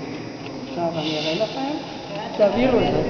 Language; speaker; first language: Hebrew; non-native, fluent; Italian